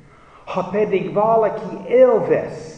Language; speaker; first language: Hungarian; non-native, fluent; English